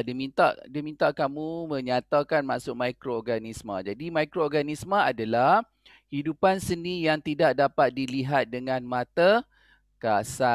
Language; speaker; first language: Malay; native; Malay